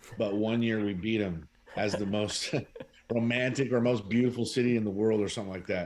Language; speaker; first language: English; native; English